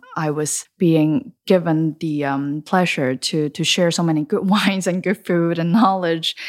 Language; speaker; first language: English; early bilingual, other home language; Chinese